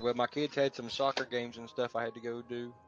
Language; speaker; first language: English; native; English